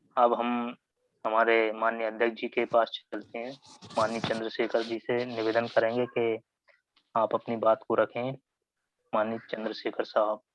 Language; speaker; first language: Hindi; native; Hindi